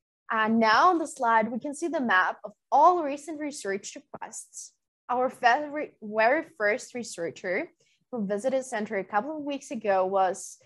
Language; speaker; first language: English; non-native, fluent; Ukrainian